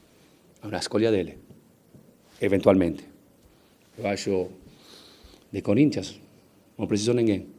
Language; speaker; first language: Portuguese; non-native, fluent; Spanish